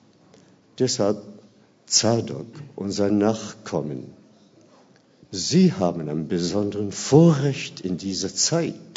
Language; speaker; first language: German; non-native, fluent; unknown